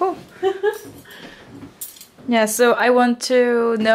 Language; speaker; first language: English; non-native, learner; Korean